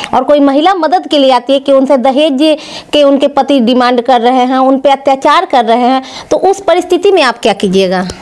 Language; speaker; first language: Hindi; native; Hindi